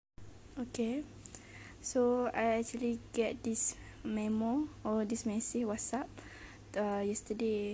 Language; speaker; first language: English; non-native, learner; Malay